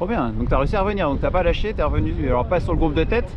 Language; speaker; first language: French; native; French